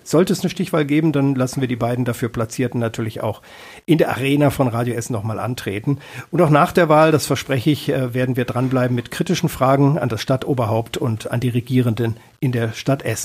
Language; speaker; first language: German; native; German